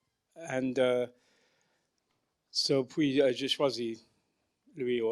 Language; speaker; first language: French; non-native, learner; English